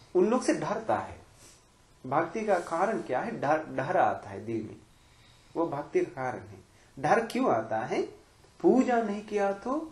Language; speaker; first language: Hindi; non-native, fluent; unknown